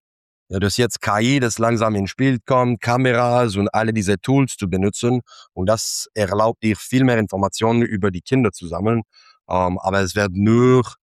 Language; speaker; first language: German; non-native, fluent; English